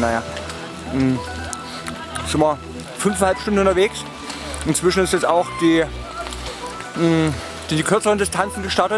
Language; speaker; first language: German; native; German